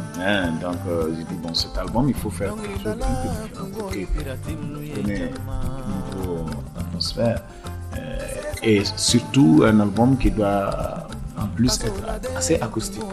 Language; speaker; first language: French; non-native, local second language; Bambara